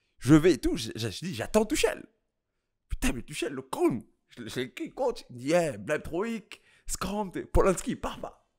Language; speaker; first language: French; early bilingual, other home language; Kabuverdianu